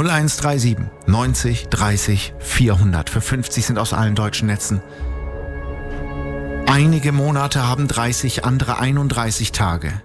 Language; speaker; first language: German; native; German